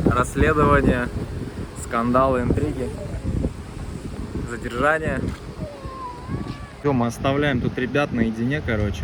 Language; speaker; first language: Russian; native; Russian